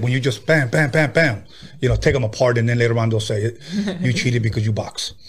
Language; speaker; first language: English; early bilingual, other home language; Spanish